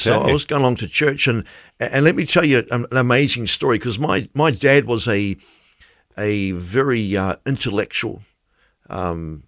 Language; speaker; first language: English; native; English